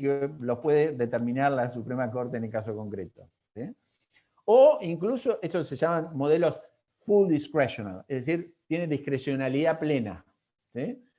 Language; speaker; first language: Spanish; native; Spanish